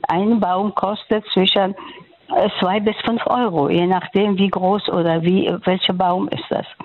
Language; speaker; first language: German; non-native, learner; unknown